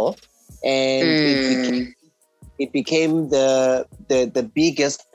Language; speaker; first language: English; non-native, local second language; Xhosa